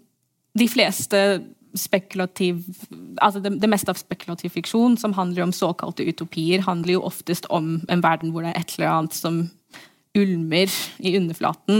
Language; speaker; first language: Norwegian; early bilingual, heritage; English